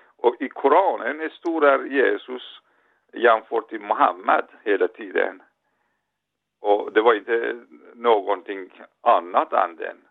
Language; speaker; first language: Swedish; non-native, fluent; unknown